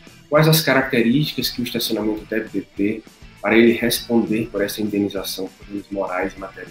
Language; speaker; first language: Portuguese; native; Portuguese